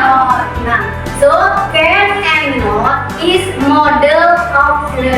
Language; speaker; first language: English; non-native, learner; Indonesian